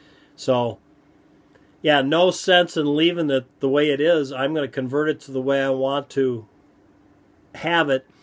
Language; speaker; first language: English; native; English